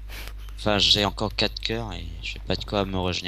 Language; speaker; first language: French; native; French